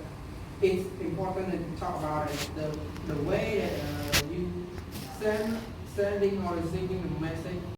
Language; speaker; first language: English; non-native, learner; Khmer